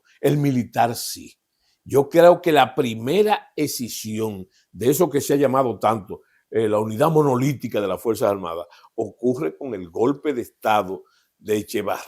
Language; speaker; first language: Spanish; native; Spanish